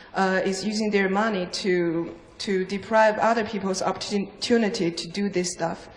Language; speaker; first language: English; non-native, fluent; Chinese